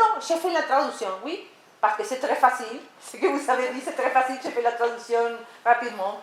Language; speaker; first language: French; non-native, learner; Spanish